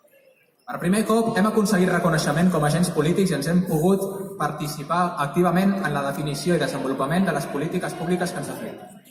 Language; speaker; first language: Catalan; native; Catalan